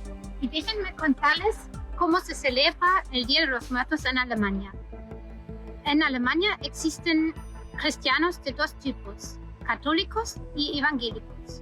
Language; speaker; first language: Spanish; non-native, fluent; German